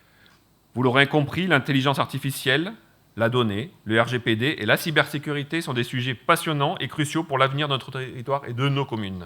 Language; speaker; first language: French; native; French